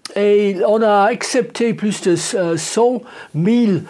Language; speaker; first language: French; non-native, fluent; English